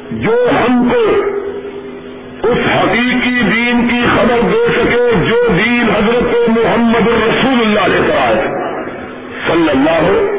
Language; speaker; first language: Urdu; non-native, local second language; Punjabi